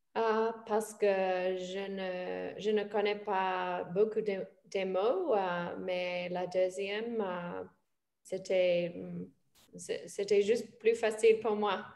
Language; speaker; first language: French; non-native, learner; English